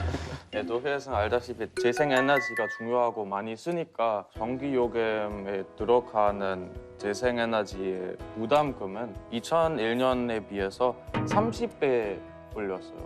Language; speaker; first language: Korean; non-native, fluent; German